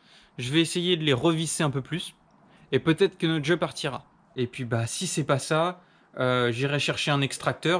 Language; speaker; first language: French; native; French